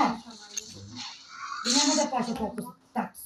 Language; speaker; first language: Bulgarian; non-native, local second language; Turkish